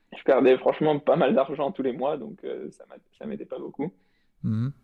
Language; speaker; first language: French; native; French